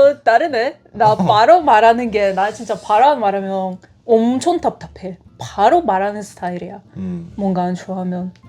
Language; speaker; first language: Korean; non-native, fluent; Russian